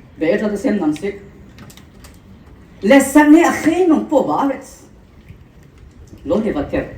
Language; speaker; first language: Hebrew; non-native, fluent; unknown